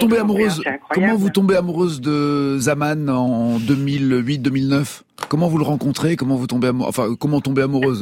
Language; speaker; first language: French; native; French